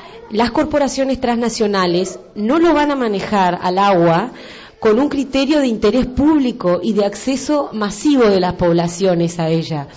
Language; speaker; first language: Spanish; native; Spanish